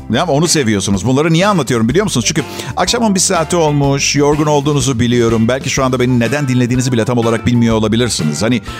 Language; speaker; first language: Turkish; non-native, fluent; Italian